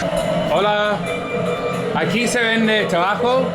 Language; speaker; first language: Spanish; non-native, learner; English